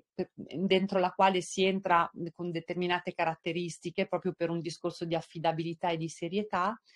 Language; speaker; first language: Italian; native; Italian